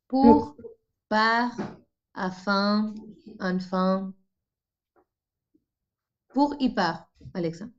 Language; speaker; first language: French; non-native, fluent; Spanish